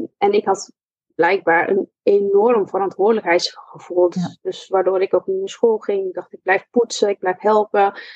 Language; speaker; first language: Dutch; early bilingual, other home language; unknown